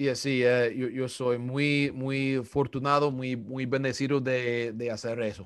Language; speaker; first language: Spanish; non-native, fluent; English